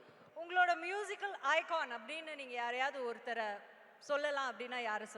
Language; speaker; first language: Tamil; native; Tamil